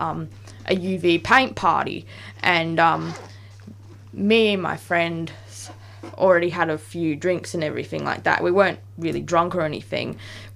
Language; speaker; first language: English; native; English